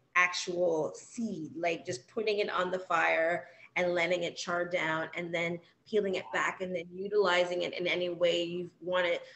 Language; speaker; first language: English; native; English